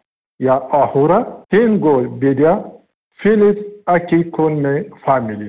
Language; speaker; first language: Spanish; non-native, learner; Pashto